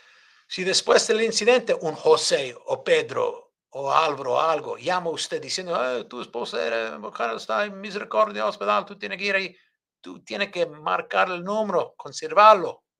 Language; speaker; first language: Spanish; non-native, fluent; English